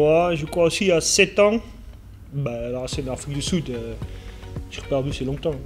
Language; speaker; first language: French; non-native, learner; Afrikaans